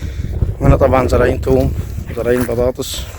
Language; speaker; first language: Arabic; native; Arabic